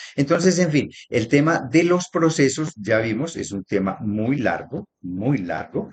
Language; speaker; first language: Spanish; native; Spanish